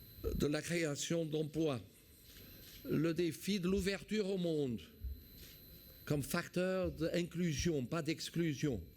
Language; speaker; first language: French; non-native, fluent; Portuguese